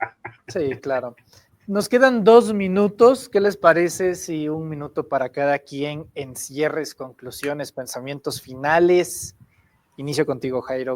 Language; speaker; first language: Spanish; native; Spanish